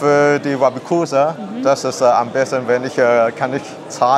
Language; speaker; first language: German; non-native, learner; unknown